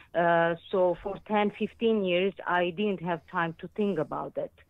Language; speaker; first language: English; non-native, fluent; Arabic